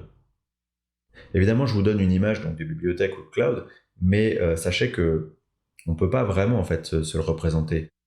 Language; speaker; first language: French; native; French